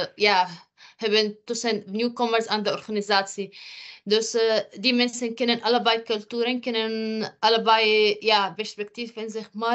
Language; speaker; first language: Dutch; non-native, fluent; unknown